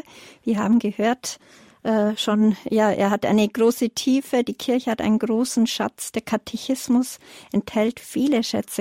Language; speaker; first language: German; native; German